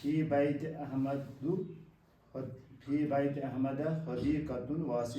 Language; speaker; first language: Arabic; non-native, learner; Urdu